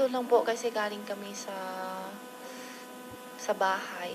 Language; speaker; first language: Filipino; non-native, learner; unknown